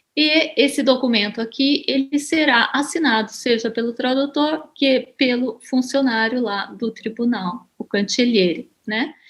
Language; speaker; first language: Portuguese; native; Portuguese